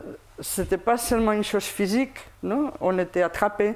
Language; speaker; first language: French; non-native, fluent; Spanish